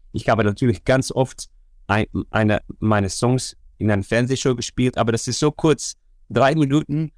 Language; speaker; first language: German; non-native, learner; Dutch